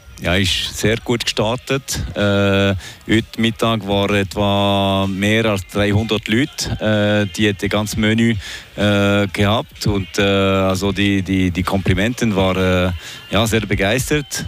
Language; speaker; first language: German; non-native, local second language; French